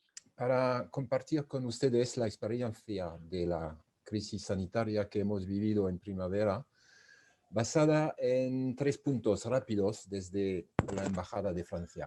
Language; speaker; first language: Spanish; non-native, fluent; French